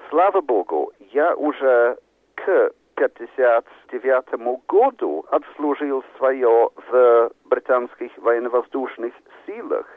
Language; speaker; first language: Russian; non-native, fluent; English